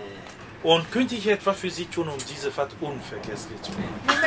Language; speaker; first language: German; non-native, fluent; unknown